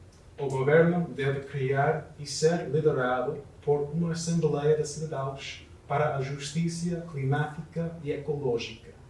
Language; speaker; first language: Portuguese; non-native, learner; English